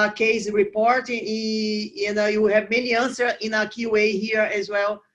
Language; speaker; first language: English; non-native, learner; Portuguese